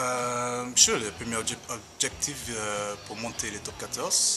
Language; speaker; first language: French; non-native, learner; English